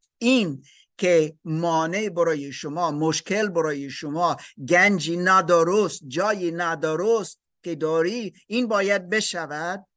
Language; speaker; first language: Persian; non-native, learner; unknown